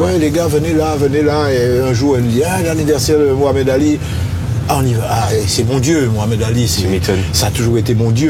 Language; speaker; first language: French; native; French